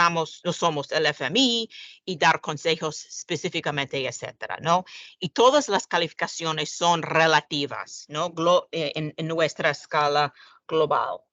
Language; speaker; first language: Spanish; non-native, fluent; English